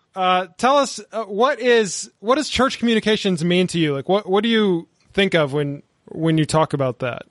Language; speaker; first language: English; native; English